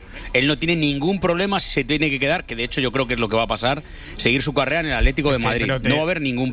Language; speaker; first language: Spanish; native; Spanish